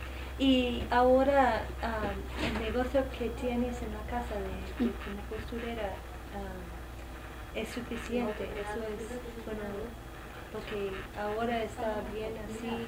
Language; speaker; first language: Spanish; non-native, fluent; English